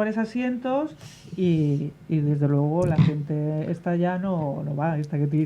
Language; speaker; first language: Spanish; native; Spanish